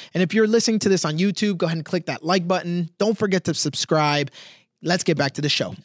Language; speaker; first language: English; non-native, fluent; Spanish